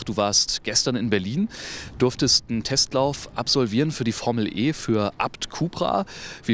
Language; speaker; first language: German; native; German